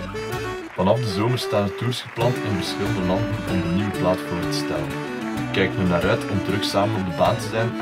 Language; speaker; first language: Dutch; native; Dutch